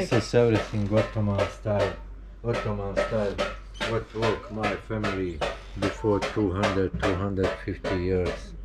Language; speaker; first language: English; non-native, learner; Bosnian